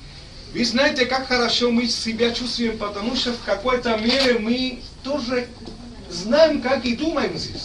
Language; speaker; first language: Russian; non-native, fluent; Spanish